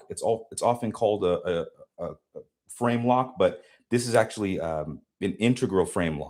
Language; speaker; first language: English; native; English